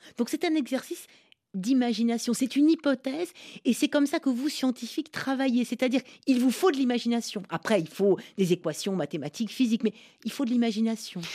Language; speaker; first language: French; native; French